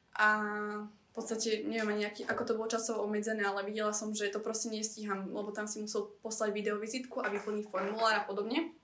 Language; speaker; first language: Slovak; native; Slovak